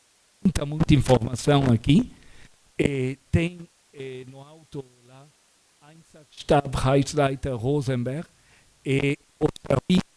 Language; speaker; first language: Portuguese; non-native, fluent; Spanish